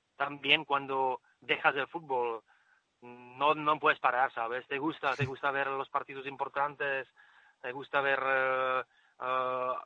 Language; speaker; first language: Spanish; non-native, fluent; Czech